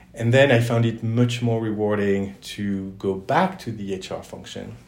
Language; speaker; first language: English; non-native, fluent; French